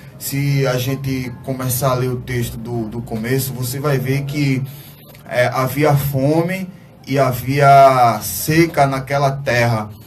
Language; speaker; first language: Portuguese; native; Portuguese